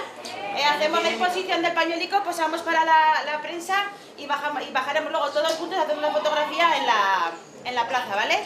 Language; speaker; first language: Spanish; native; Spanish